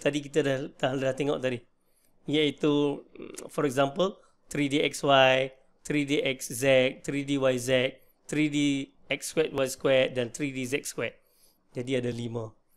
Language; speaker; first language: English; non-native, local second language; Malay